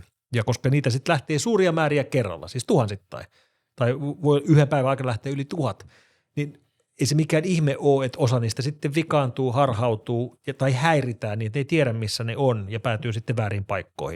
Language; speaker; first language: Finnish; native; Finnish